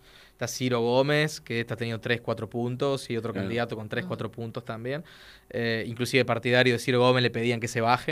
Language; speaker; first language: Spanish; native; Spanish